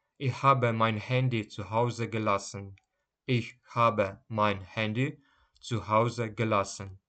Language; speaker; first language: German; non-native, fluent; Ukrainian